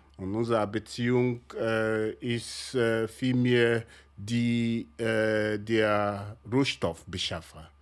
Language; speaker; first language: German; non-native, fluent; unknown